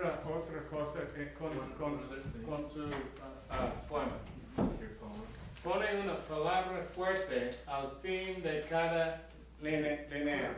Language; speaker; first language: Spanish; non-native, learner; English